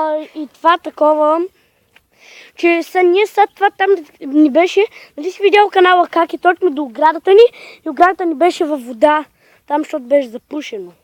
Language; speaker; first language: Bulgarian; native; Bulgarian